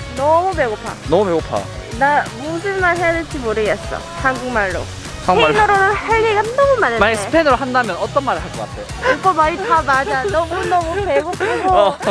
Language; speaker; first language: Korean; early bilingual, heritage; Korean